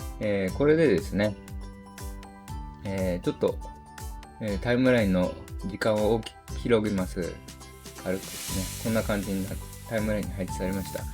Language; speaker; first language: Japanese; native; Japanese